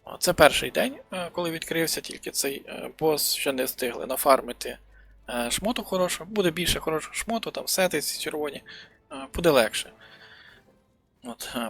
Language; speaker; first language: Ukrainian; native; Ukrainian